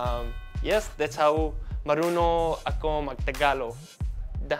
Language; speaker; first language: Filipino; non-native, learner; Hebrew